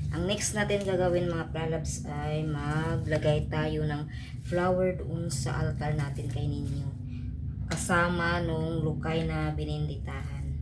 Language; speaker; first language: Filipino; non-native, local second language; Cebuano